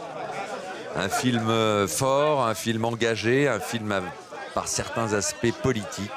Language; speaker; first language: French; native; French